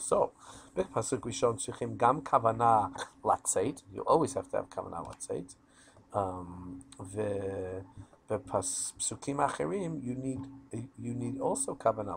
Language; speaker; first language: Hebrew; non-native, fluent; English